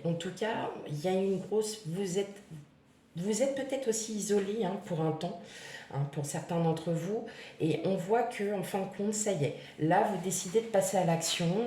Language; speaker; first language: French; native; French